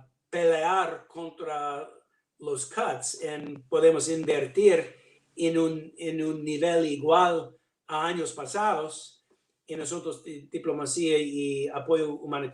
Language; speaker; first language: Spanish; non-native, learner; English